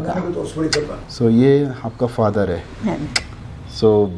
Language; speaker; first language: Hindi; non-native, local second language; Kannada